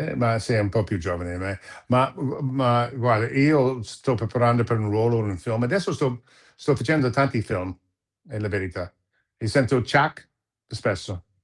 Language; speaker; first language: Italian; non-native, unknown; English